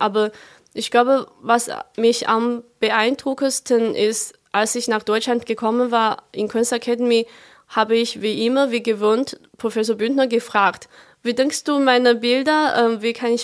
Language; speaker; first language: German; non-native, fluent; Chinese